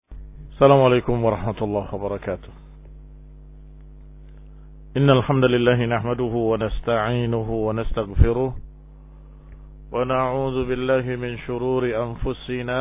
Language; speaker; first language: Arabic; non-native, fluent; Indonesian